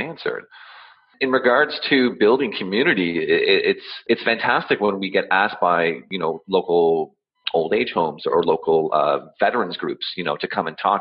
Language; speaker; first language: English; native; English